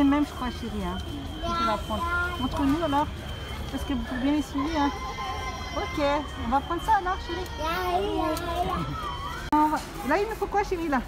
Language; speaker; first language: French; native; French